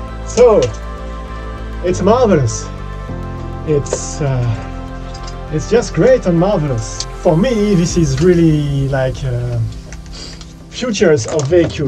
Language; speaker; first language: English; non-native, fluent; French